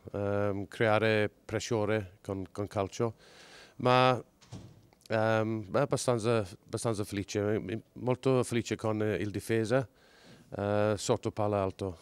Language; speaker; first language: Italian; non-native, learner; English